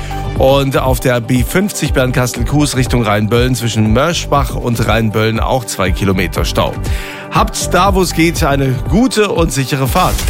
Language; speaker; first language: German; native; German